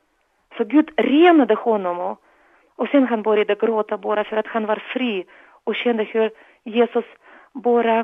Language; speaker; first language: Swedish; non-native, learner; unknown